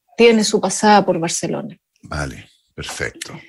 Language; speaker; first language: Spanish; native; Spanish